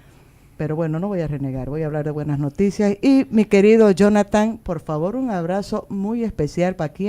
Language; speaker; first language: Spanish; native; Spanish